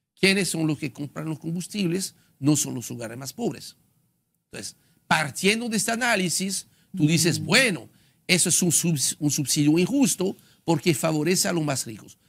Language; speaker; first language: Spanish; non-native, fluent; French